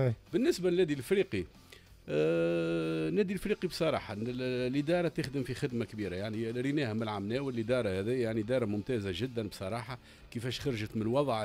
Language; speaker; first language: Arabic; native; Arabic